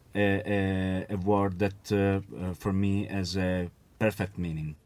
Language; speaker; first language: English; non-native, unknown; Italian